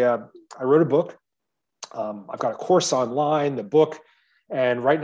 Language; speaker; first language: English; native; English